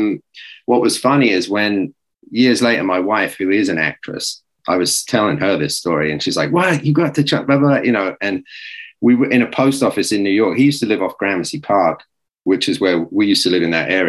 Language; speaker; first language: English; native; English